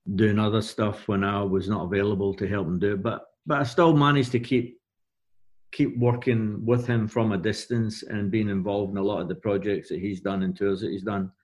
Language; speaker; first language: English; native; English